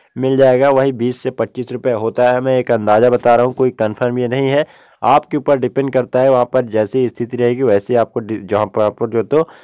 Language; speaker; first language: Hindi; native; Hindi